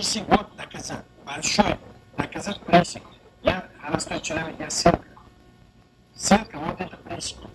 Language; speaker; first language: Russian; non-native, learner; Uzbek